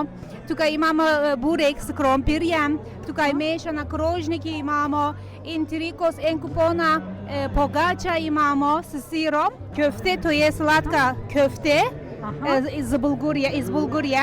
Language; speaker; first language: Slovenian; non-native, learner; Turkish